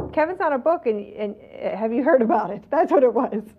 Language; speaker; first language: English; native; English